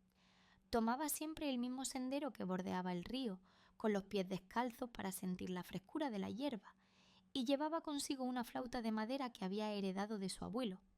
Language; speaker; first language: Spanish; native; Spanish